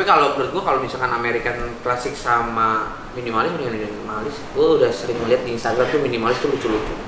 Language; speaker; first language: Indonesian; native; Indonesian